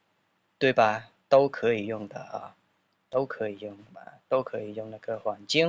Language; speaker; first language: Chinese; non-native, fluent; Khmer